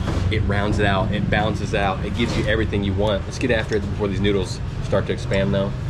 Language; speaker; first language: English; native; English